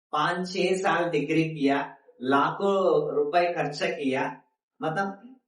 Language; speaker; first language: Hindi; non-native, local second language; Telugu